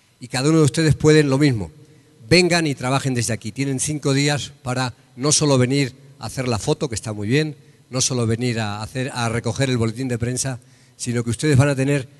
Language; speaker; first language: Spanish; native; Spanish